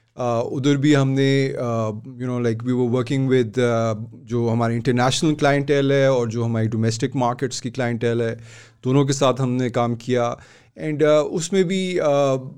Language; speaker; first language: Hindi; native; Hindi